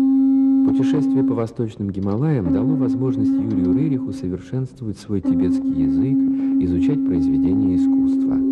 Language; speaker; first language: Russian; native; Russian